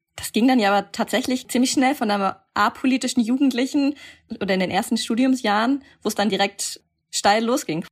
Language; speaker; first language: German; native; German